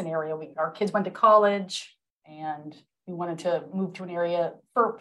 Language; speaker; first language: English; native; English